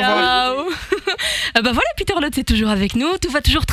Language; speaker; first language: French; native; French